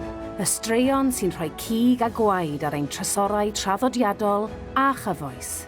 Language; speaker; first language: Welsh; native; Welsh